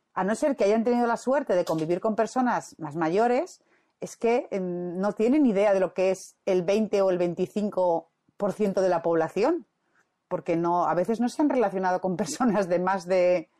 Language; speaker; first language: Spanish; native; Spanish